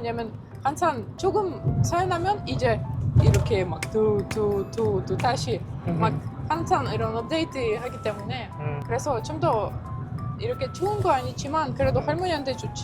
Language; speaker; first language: Korean; non-native, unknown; Ukrainian